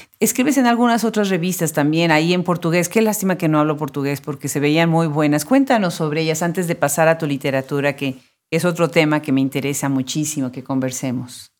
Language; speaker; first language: Spanish; native; Spanish